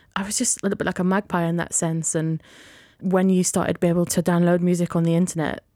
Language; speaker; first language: English; native; English